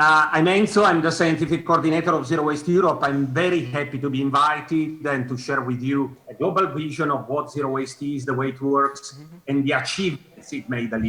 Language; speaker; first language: English; non-native, fluent; Italian